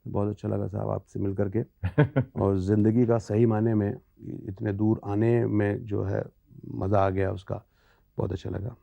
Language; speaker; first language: Hindi; native; Hindi